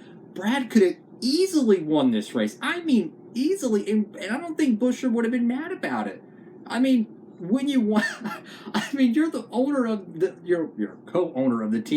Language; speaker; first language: English; native; English